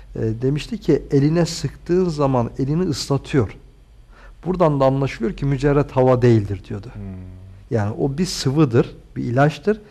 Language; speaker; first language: Turkish; native; Turkish